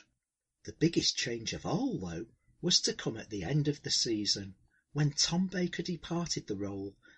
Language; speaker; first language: English; native; English